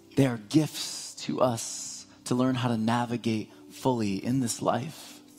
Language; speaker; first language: English; native; English